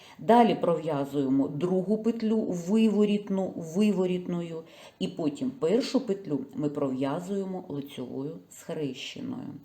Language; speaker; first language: Ukrainian; non-native, local second language; Russian